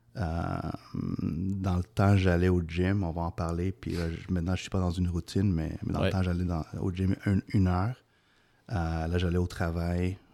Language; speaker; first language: French; early bilingual, other home language; Arabic